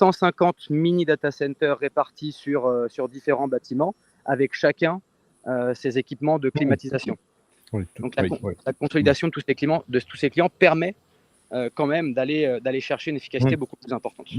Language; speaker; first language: French; native; French